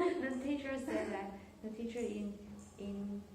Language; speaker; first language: English; non-native, learner; Chinese